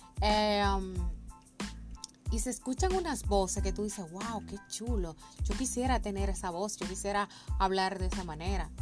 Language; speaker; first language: Spanish; native; Spanish